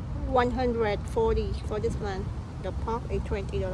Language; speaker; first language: English; non-native, learner; Vietnamese